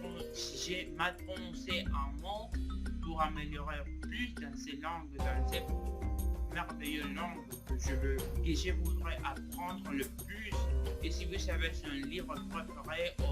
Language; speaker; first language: French; non-native, learner; Spanish